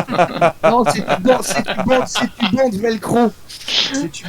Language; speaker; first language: French; native; French